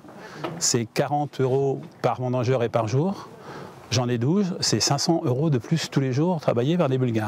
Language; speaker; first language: French; native; French